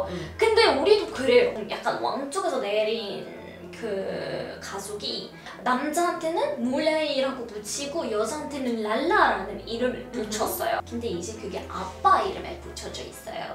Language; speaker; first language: Korean; non-native, fluent; Arabic